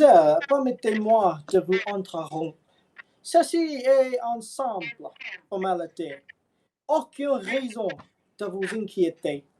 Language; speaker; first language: French; non-native, learner; English